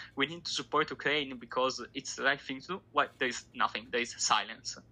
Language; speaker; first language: English; non-native, fluent; Italian